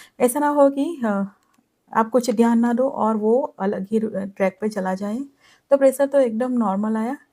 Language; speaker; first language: Hindi; non-native, local second language; Gujarati